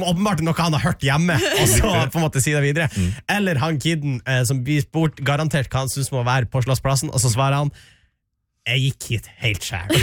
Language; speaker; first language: Norwegian; native; Norwegian